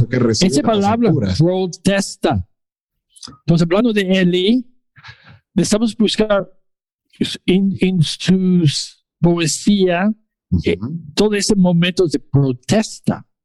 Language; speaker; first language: Spanish; non-native, fluent; English